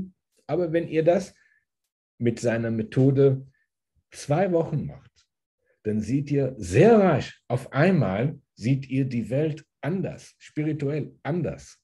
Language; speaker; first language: German; early bilingual, heritage; German